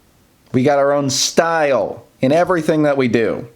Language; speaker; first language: English; native; English